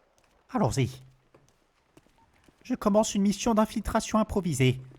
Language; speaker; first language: French; native; French